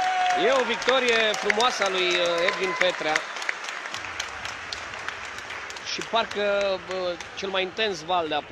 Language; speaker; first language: Romanian; native; Romanian